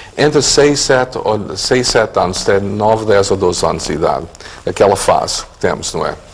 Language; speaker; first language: Portuguese; early bilingual, heritage; English